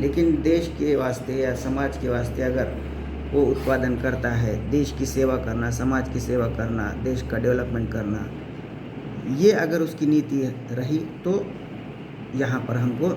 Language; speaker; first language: Hindi; non-native, local second language; Marathi